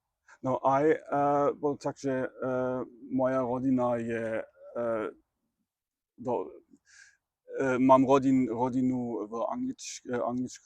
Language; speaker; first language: Slovak; non-native, learner; German